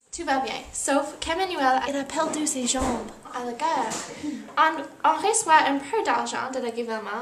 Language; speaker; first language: French; non-native, learner; English